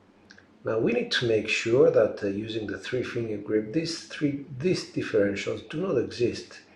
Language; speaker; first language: English; non-native, fluent; Greek